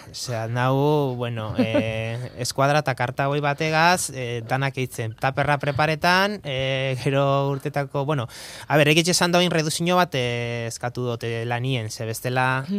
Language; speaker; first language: Basque; native; Basque